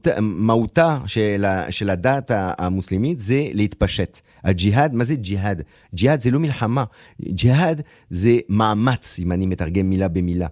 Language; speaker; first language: Hebrew; non-native, fluent; French